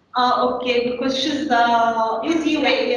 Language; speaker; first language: English; non-native, learner; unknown